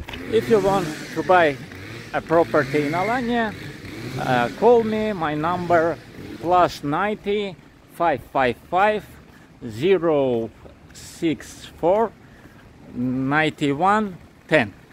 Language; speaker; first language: English; non-native, learner; Russian